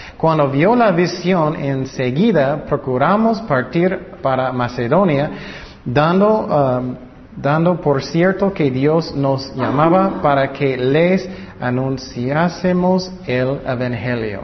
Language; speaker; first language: Spanish; non-native, fluent; English